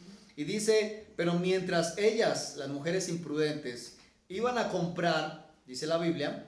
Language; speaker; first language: Spanish; native; Spanish